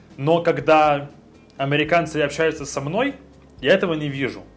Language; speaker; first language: Russian; native; Russian